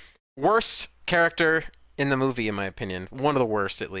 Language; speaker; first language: English; native; English